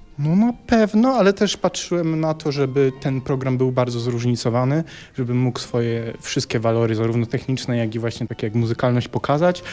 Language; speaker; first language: Polish; native; Polish